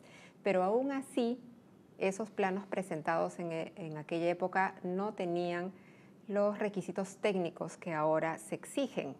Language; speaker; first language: Spanish; native; Spanish